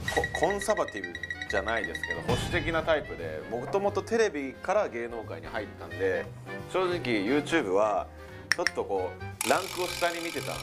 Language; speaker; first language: Japanese; native; Japanese